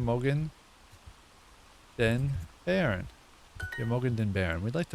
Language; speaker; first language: German; non-native, learner; English